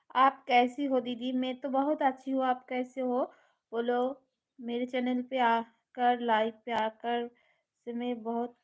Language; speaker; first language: Hindi; non-native, local second language; Bangla